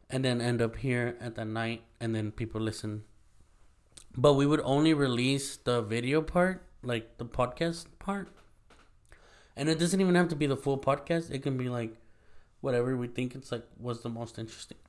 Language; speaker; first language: English; early bilingual, other home language; Spanish